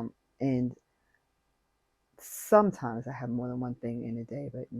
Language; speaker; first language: English; native; English